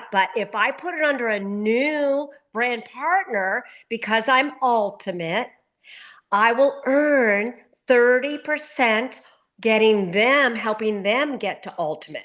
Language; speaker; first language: English; native; English